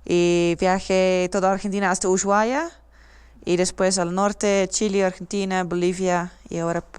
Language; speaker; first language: Spanish; non-native, learner; Dutch